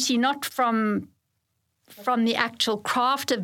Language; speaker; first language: English; native; English